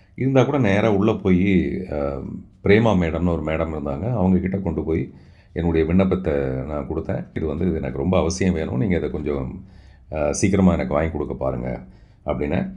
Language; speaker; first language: Tamil; non-native, local second language; Telugu